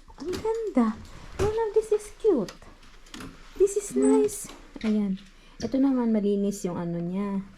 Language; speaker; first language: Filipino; non-native, local second language; Hiligaynon